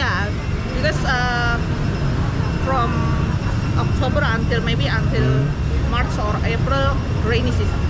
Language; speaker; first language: English; non-native, learner; Indonesian